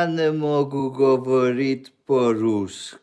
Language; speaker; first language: Russian; non-native, learner; English